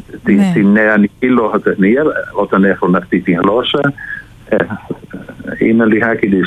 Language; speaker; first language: Greek; non-native, fluent; Dutch